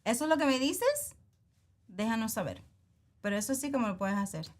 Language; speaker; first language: Spanish; non-native, learner; English